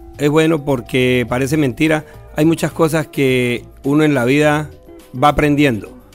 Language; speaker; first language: Spanish; native; Spanish